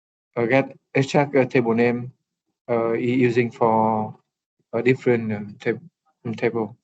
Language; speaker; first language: English; non-native, learner; Vietnamese